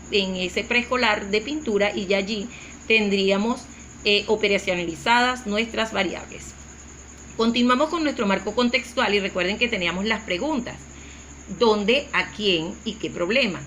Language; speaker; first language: Spanish; native; Spanish